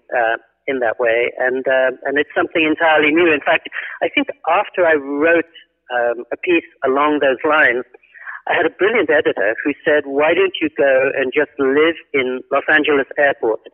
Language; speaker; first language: English; native; English